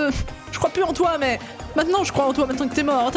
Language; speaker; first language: French; native; French